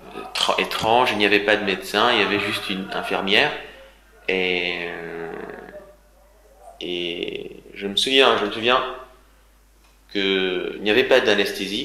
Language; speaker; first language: French; non-native, fluent; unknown